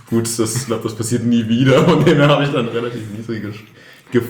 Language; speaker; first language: German; native; German